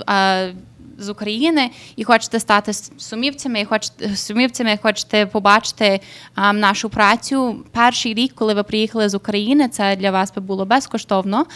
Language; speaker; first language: Ukrainian; early bilingual, heritage; Ukrainian